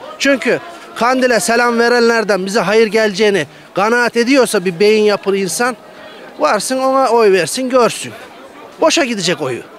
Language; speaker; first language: Turkish; native; Turkish